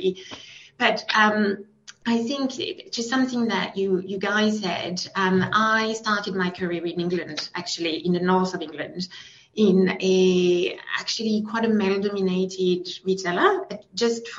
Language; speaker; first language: English; non-native, fluent; French